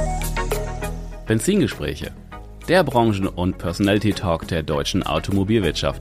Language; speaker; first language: German; native; German